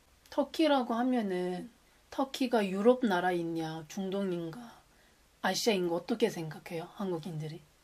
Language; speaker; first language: Korean; non-native, fluent; Turkish